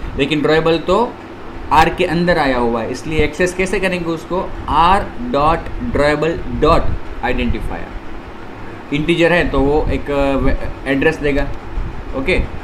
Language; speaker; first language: Hindi; non-native, local second language; Gujarati